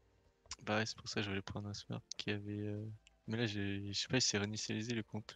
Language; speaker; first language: French; native; French